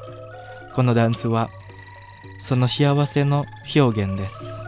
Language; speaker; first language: Japanese; non-native, fluent; Indonesian